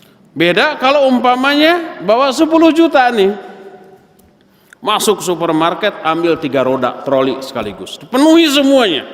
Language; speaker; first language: Indonesian; native; Indonesian